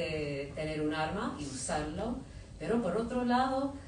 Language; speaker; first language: Spanish; non-native, fluent; English